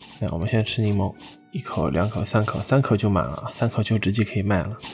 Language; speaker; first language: Chinese; native; Chinese